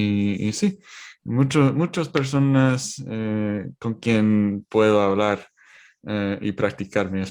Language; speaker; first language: Spanish; non-native, learner; English